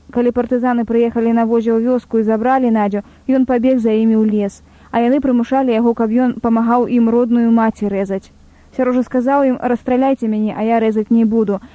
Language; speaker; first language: Belarusian; native; Belarusian